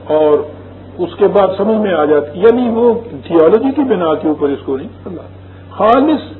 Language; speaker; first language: Urdu; native; Urdu